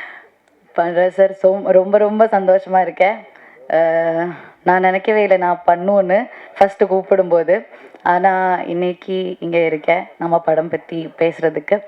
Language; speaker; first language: Tamil; non-native, learner; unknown